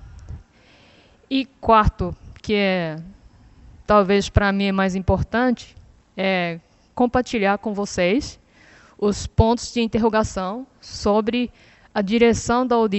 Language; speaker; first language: Portuguese; non-native, fluent; Japanese